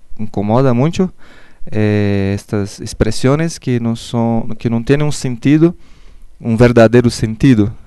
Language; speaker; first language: Spanish; non-native, learner; Portuguese